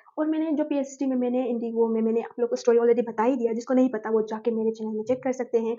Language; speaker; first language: Hindi; non-native, local second language; Nepali